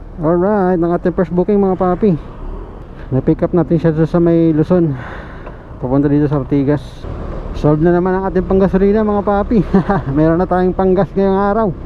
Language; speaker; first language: Filipino; native; Filipino